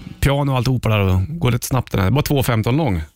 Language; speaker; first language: Swedish; native; Swedish